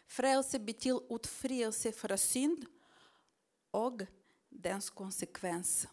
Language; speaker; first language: Norwegian; non-native, fluent; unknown